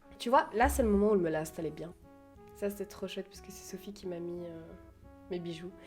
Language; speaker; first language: French; early bilingual, other home language; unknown